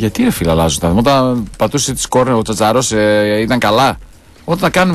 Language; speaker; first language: Greek; native; Greek